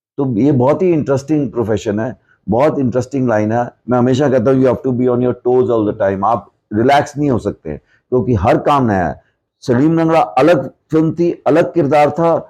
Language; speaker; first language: Hindi; non-native, local second language; Punjabi